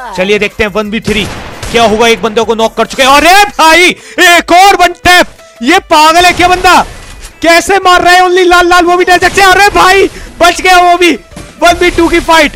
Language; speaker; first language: Hindi; native; Hindi